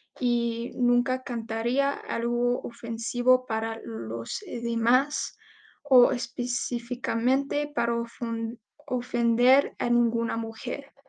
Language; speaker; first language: Spanish; non-native, learner; English